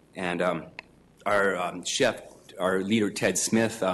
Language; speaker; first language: English; native; English